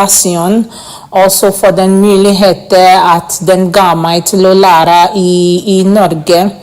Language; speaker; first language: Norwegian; non-native, learner; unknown